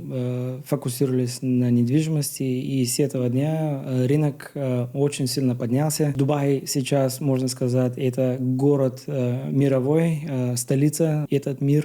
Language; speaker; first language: Russian; non-native, learner; Bulgarian